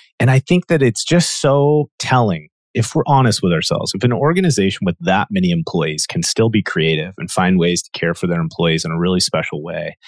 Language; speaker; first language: English; native; English